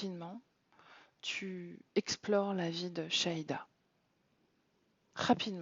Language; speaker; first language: French; native; French